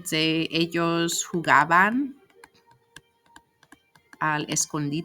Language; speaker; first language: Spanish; non-native, fluent; English